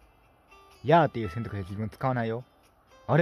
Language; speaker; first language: Japanese; native; Japanese